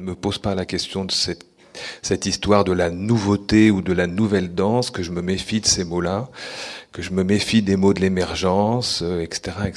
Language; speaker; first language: French; native; French